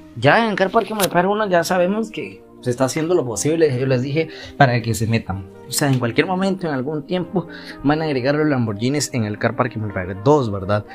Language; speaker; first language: Spanish; native; Spanish